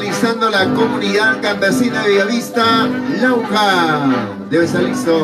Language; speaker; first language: Spanish; native; Spanish